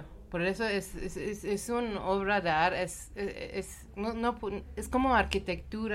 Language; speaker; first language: Spanish; non-native, learner; Persian